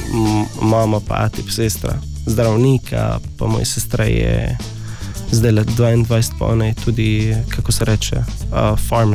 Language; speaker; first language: Slovenian; non-native, learner; Arabic